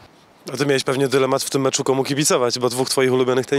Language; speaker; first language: Polish; native; Polish